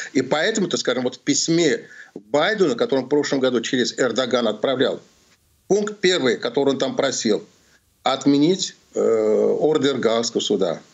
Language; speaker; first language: Russian; non-native, local second language; Azerbaijani